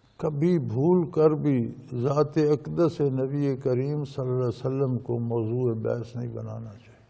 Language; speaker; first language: Urdu; non-native, local second language; Punjabi